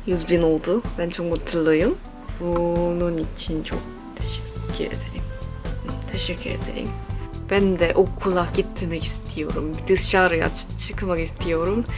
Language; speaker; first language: Turkish; non-native, learner; Korean